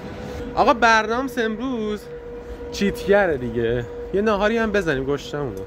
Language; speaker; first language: Persian; native; Persian